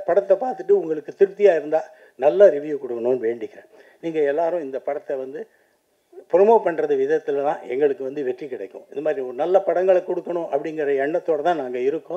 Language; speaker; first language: Tamil; native; Tamil